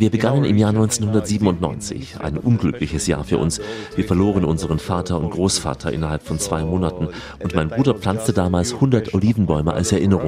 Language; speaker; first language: German; native; German